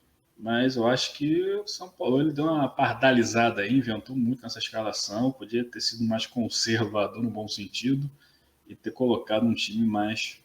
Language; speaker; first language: Portuguese; native; Portuguese